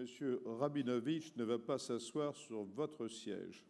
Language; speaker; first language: French; native; French